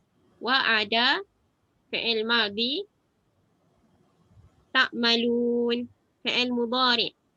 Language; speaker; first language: Arabic; non-native, fluent; Malay